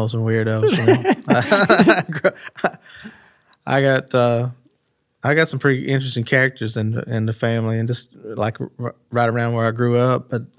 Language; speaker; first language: English; native; English